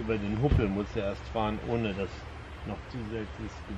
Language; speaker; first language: German; native; German